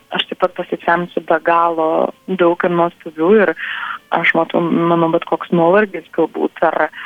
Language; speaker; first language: Lithuanian; native; Lithuanian